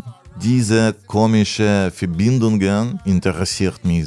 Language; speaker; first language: German; non-native, learner; Russian